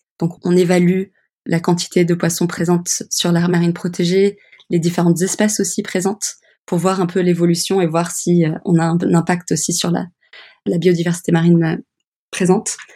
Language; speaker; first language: French; early bilingual, other home language; English